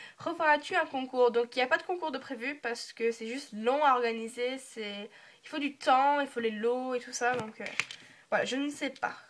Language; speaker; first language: French; early bilingual, other home language; English